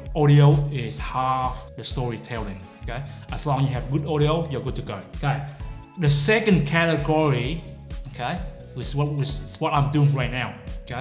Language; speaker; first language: English; non-native, fluent; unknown